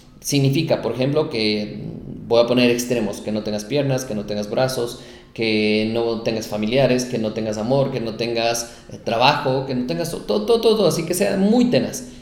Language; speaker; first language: Spanish; native; Spanish